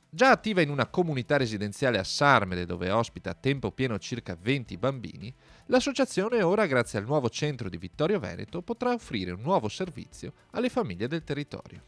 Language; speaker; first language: Italian; native; Italian